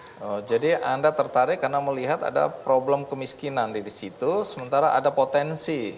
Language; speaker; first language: Indonesian; native; Indonesian